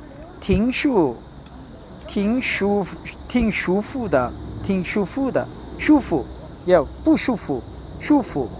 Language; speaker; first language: Chinese; non-native, learner; Korean